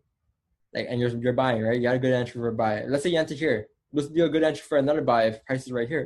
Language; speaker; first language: English; native; English